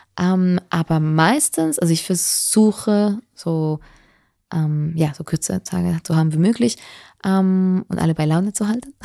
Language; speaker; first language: German; non-native, fluent; Spanish